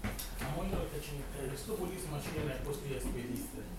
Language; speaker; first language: Russian; non-native, fluent; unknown